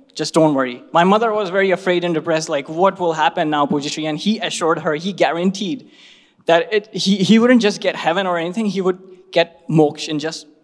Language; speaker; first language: English; non-native, local second language; Hindi